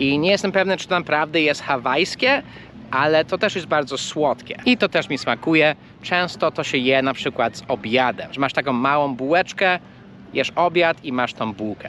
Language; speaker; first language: Polish; non-native, fluent; English